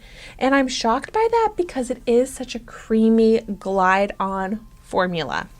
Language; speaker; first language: English; native; English